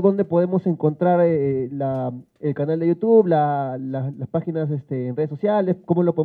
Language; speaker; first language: Spanish; native; Spanish